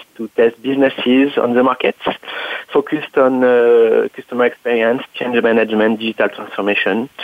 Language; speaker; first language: English; non-native, fluent; French